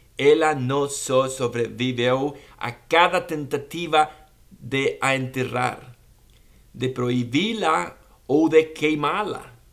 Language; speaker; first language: Portuguese; non-native, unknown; Spanish